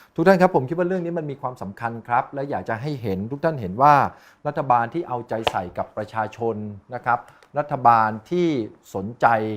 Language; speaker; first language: Thai; native; Thai